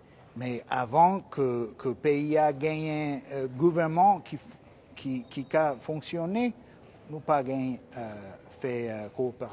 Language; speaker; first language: Haitian Creole; non-native, fluent; English